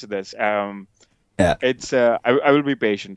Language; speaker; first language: English; non-native, local second language; Hindi